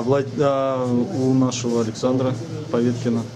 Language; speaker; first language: Russian; native; Russian